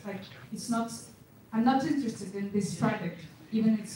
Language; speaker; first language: English; non-native, learner; Russian